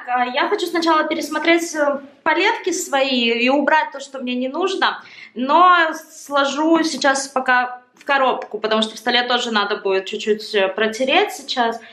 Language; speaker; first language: Russian; native; Russian